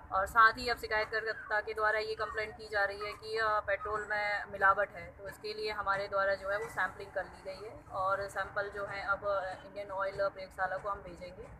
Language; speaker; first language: Hindi; native; Hindi